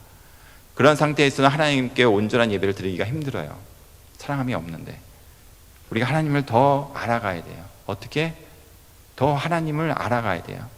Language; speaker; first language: Korean; native; Korean